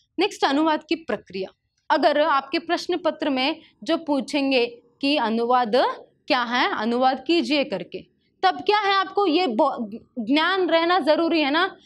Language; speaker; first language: Hindi; non-native, local second language; Kannada